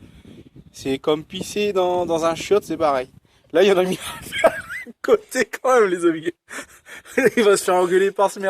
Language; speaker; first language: French; native; French